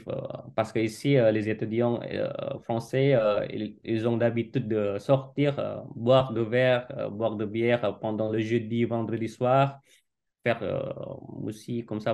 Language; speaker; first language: French; non-native, fluent; Indonesian